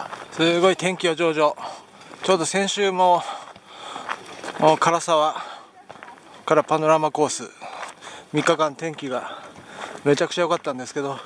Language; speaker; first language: Japanese; native; Japanese